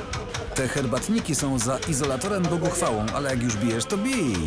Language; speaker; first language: Polish; native; Polish